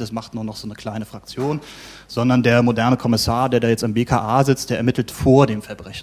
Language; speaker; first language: German; native; German